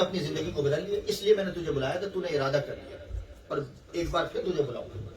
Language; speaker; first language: Urdu; native; Urdu